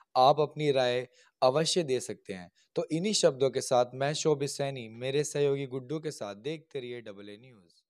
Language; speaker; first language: Hindi; native; Hindi